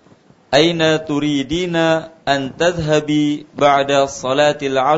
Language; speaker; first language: Arabic; non-native, learner; Indonesian